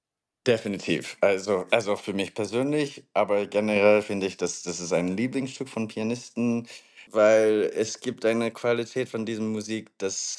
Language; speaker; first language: German; non-native, learner; English